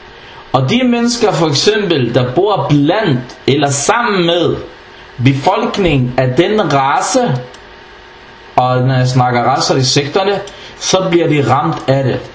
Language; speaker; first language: Danish; non-native, fluent; Arabic